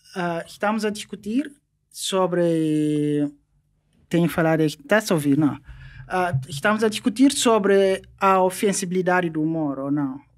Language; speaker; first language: Portuguese; non-native, local second language; Upper Guinea Crioulo